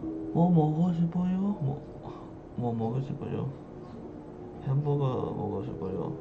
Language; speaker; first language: Korean; non-native, learner; English